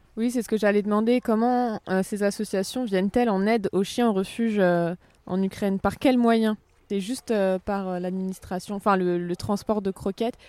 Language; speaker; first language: French; native; French